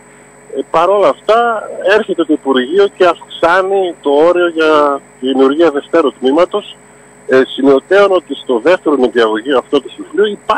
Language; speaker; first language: Greek; native; Greek